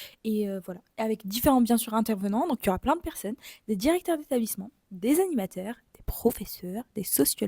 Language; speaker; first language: French; native; French